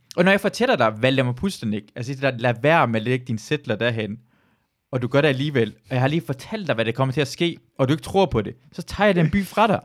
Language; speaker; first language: Danish; early bilingual, other home language; Persian